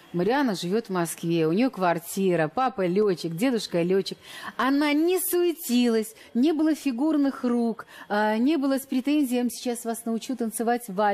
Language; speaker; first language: Russian; native; Russian